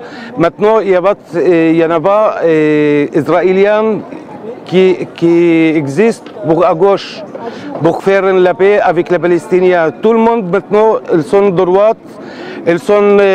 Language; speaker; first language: French; non-native, learner; Arabic